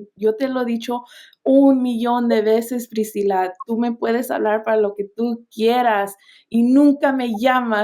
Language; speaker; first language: Spanish; early bilingual, heritage; Spanish